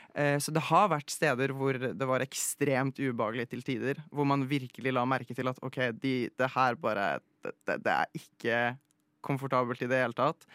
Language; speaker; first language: Norwegian; early bilingual, other home language; Polish